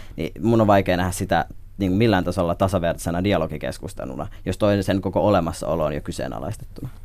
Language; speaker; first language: Finnish; native; Finnish